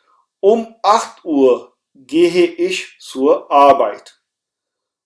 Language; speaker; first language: German; non-native, fluent; Hindi